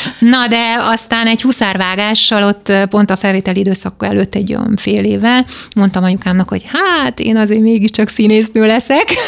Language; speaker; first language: Hungarian; native; Hungarian